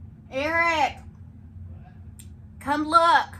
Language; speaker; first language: English; native; English